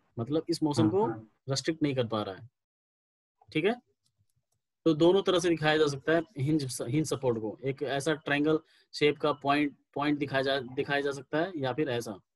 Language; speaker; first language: Hindi; native; Hindi